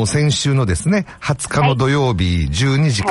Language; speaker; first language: Japanese; native; Japanese